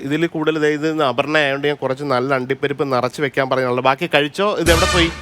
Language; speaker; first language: Malayalam; native; Malayalam